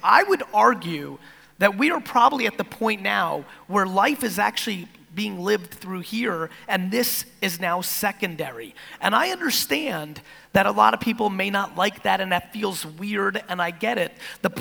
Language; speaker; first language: English; native; English